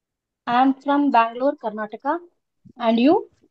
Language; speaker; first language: English; non-native, learner; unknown